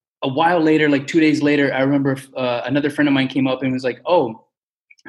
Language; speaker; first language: English; early bilingual, other home language; Portuguese